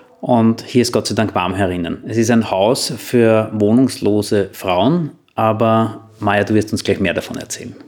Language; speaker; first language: German; native; German